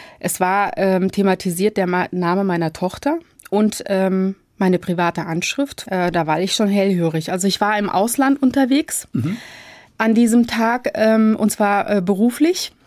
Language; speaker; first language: German; early bilingual, other home language; Turkish